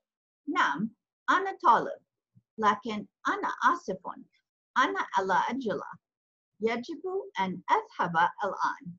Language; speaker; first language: Arabic; non-native, fluent; English